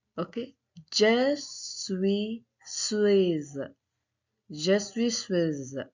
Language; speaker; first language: French; non-native, learner; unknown